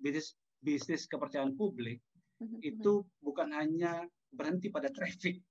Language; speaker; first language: Indonesian; native; Indonesian